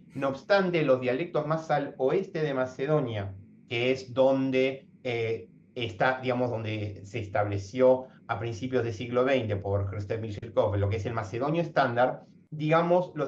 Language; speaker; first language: Spanish; native; Spanish